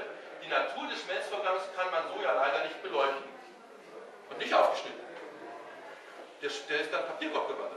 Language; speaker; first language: German; native; German